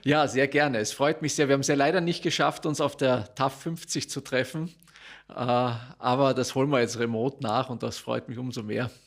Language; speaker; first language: German; native; German